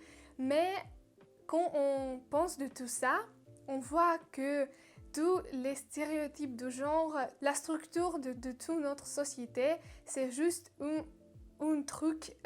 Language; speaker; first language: French; non-native, learner; Russian